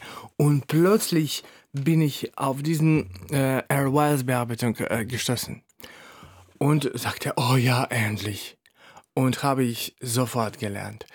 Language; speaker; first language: German; non-native, fluent; Russian